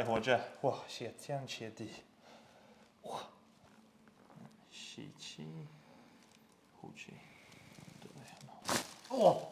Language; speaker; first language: Chinese; non-native, learner; English